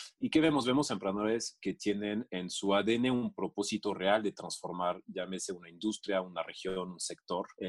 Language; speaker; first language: Spanish; non-native, fluent; French